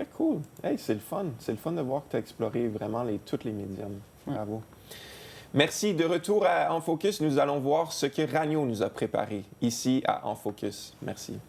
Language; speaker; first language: French; native; French